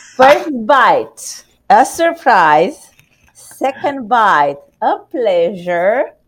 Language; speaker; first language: English; non-native, learner; Romanian